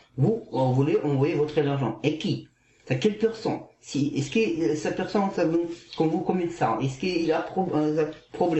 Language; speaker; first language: French; non-native, learner; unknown